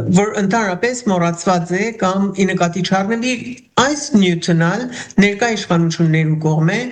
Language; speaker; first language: Armenian; early bilingual, heritage; Armenian